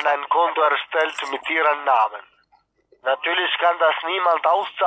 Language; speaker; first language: German; non-native, fluent; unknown